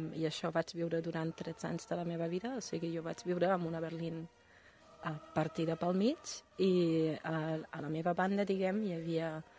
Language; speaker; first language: Catalan; non-native, fluent; German